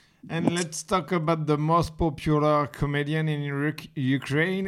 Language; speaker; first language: English; non-native, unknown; French